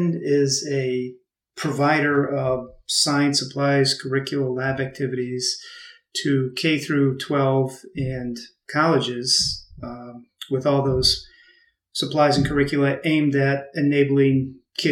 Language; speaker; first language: English; native; English